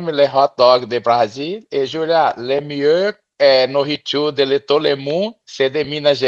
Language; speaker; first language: French; non-native, learner; Portuguese